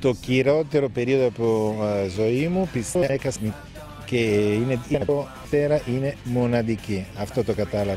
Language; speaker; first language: Greek; non-native, fluent; Italian